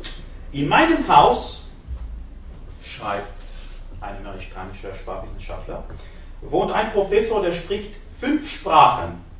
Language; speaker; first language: German; non-native, fluent; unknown